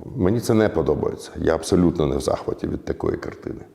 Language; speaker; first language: Ukrainian; non-native, local second language; Russian